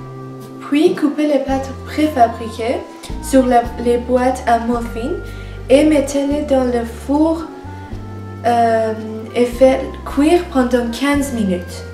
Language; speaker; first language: French; non-native, learner; English